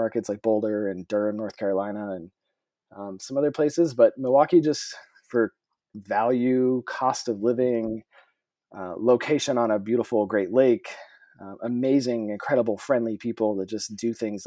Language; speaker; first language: English; native; English